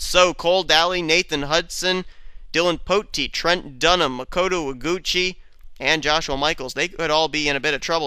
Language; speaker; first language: English; native; English